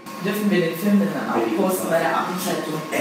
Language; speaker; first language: German; native; German